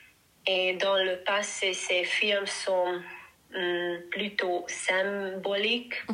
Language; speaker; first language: French; non-native, learner; Hungarian